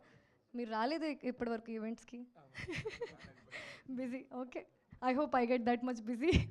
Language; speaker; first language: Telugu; non-native, local second language; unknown